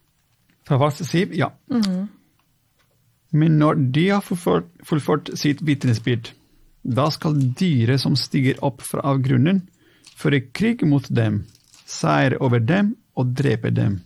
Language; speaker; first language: Norwegian; non-native, fluent; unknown